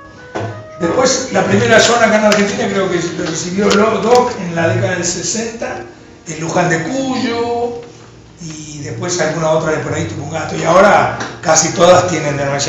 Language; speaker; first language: Spanish; native; Spanish